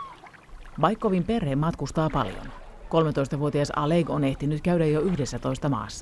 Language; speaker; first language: Finnish; native; Finnish